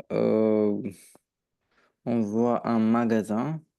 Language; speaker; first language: French; non-native, learner; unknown